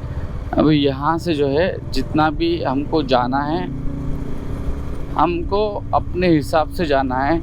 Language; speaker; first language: Hindi; native; Hindi